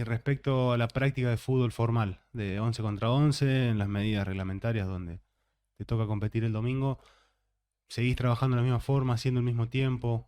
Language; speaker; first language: Spanish; native; Spanish